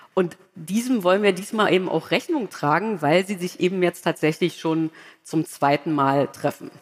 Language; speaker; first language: German; native; German